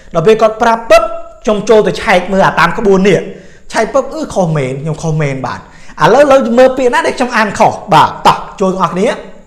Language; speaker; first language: Khmer; native; Khmer